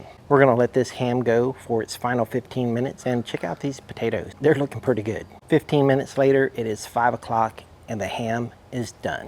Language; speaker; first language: English; native; English